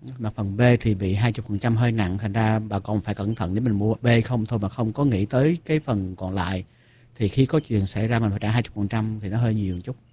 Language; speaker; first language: Vietnamese; native; Vietnamese